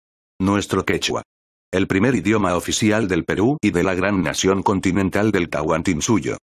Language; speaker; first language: Spanish; native; Spanish